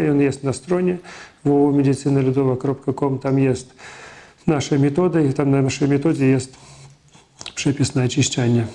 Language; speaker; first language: Polish; non-native, fluent; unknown